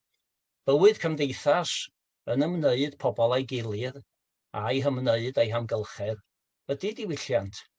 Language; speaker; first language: Welsh; native; Welsh